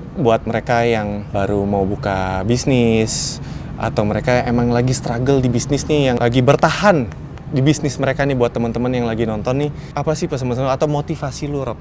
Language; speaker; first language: Indonesian; native; Indonesian